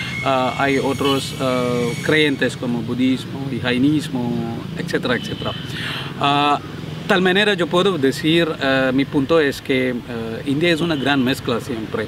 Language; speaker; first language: Spanish; non-native, learner; Malayalam